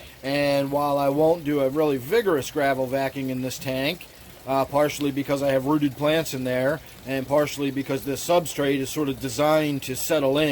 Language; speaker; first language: English; native; English